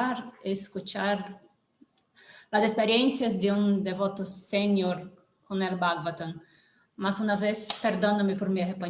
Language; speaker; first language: Spanish; non-native, learner; Portuguese